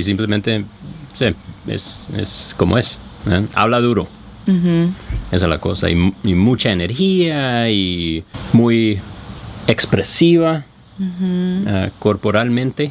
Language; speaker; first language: Spanish; non-native, fluent; English